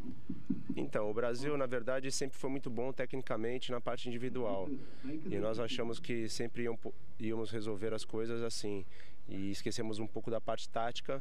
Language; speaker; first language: Portuguese; native; Portuguese